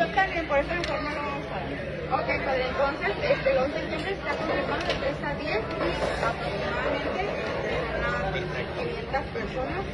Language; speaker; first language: Spanish; native; Spanish